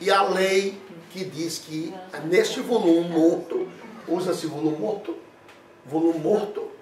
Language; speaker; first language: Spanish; non-native, learner; Portuguese